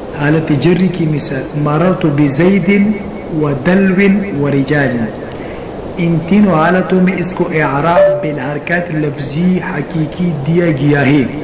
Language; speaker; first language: Urdu; non-native, local second language; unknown